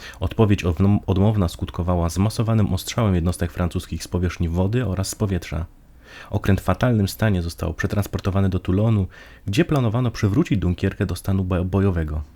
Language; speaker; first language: Polish; native; Polish